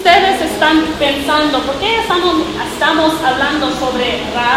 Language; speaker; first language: Spanish; non-native, learner; English